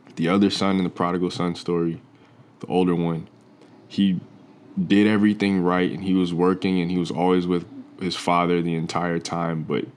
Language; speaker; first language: English; native; English